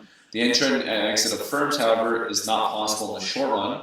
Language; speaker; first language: English; native; English